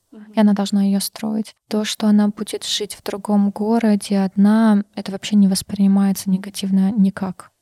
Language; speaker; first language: Russian; non-native, local second language; Karachay-Balkar